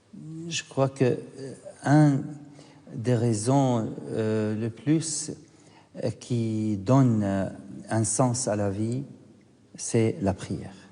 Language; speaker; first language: French; non-native, fluent; Arabic